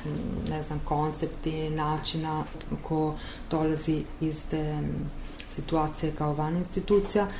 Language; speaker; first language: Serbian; non-native, learner; Italian